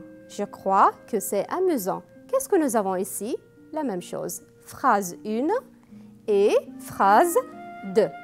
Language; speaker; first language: French; non-native, fluent; Arabic